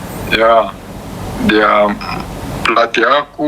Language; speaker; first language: Indonesian; non-native, learner; Romanian